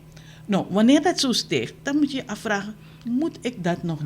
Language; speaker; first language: Dutch; native; Dutch